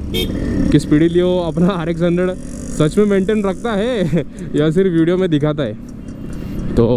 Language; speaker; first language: Hindi; non-native, local second language; Odia